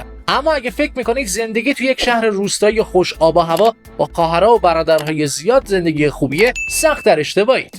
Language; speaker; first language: Persian; native; Persian